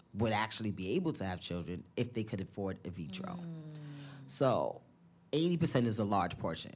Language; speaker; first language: English; native; English